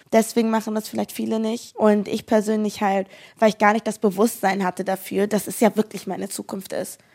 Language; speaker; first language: German; native; German